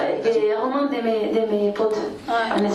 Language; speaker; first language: French; non-native, fluent; Spanish